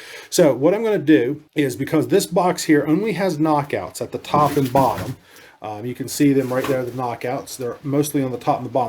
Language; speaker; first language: English; native; English